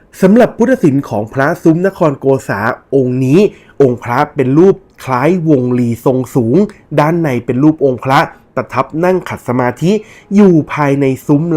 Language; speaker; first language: Thai; native; Thai